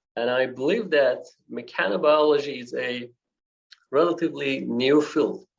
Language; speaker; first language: English; non-native, fluent; Persian